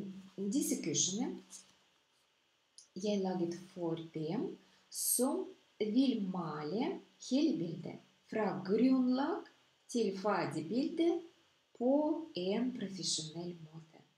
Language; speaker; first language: Norwegian; non-native, fluent; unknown